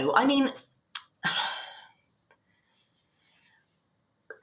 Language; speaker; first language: English; native; English